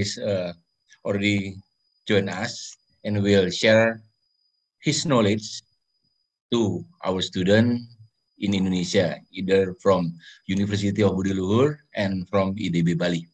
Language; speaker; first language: English; non-native, fluent; Indonesian